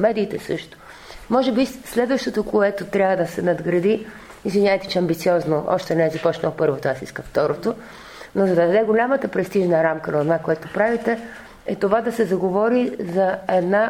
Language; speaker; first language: Bulgarian; native; Bulgarian